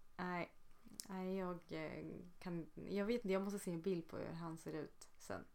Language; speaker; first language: Swedish; native; Swedish